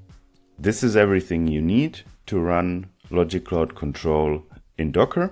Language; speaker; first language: English; non-native, fluent; German